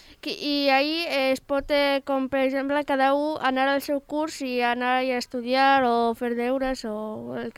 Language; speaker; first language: Catalan; non-native, local second language; Spanish